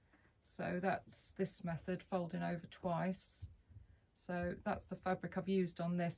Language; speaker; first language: English; native; English